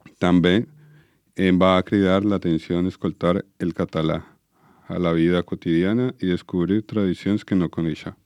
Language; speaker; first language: Catalan; non-native, learner; Spanish